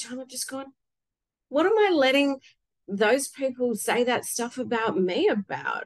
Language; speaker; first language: English; native; English